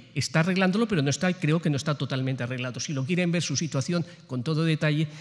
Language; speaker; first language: Spanish; native; Spanish